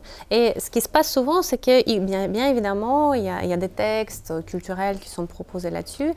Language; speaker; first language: French; non-native, fluent; Russian